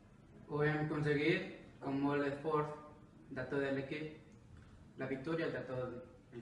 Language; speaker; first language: Catalan; non-native, learner; Spanish